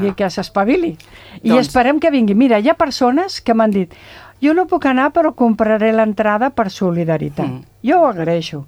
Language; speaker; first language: Catalan; non-native, local second language; Spanish